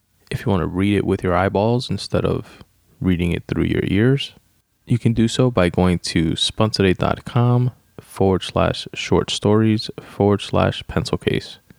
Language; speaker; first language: English; early bilingual, other home language; Spanish